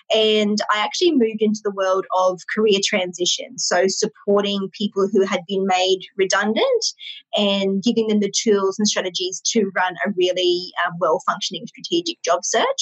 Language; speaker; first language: English; native; English